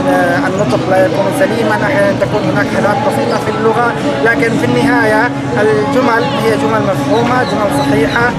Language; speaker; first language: Arabic; native; Arabic